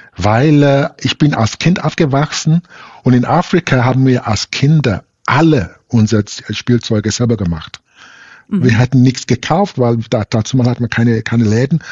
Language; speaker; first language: German; non-native, fluent; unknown